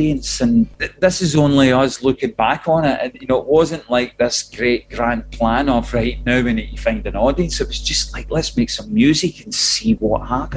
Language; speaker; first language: English; native; English